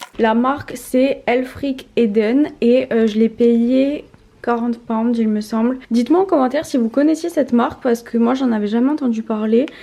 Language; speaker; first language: French; native; French